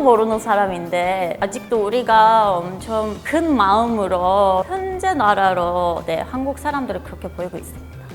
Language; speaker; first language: Korean; non-native, fluent; Turkish